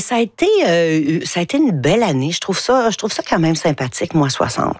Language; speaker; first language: French; native; French